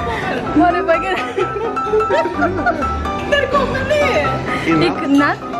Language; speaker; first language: Swedish; non-native, learner; Indonesian